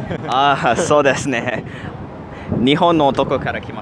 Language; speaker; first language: Japanese; non-native, learner; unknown